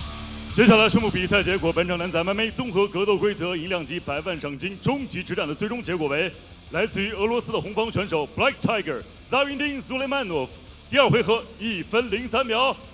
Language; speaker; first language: Chinese; native; Chinese